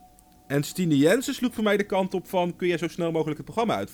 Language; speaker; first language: Dutch; native; Dutch